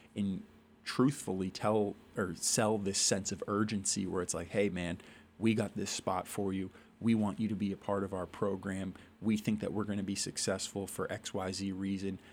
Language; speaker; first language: English; native; English